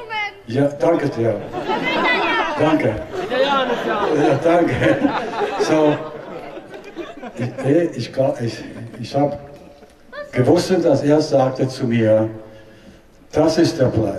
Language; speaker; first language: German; non-native, learner; Italian